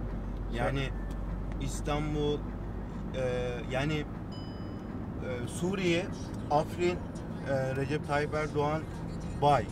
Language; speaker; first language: Turkish; non-native, learner; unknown